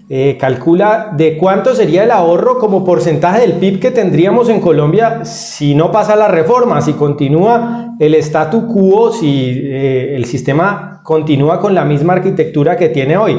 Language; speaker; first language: Spanish; native; Spanish